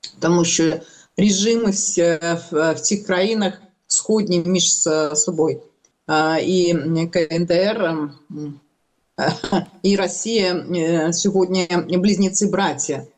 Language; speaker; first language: Ukrainian; non-native, local second language; Russian